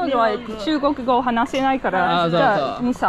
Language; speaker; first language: Japanese; non-native, fluent; English